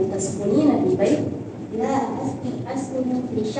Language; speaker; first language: Arabic; non-native, learner; Indonesian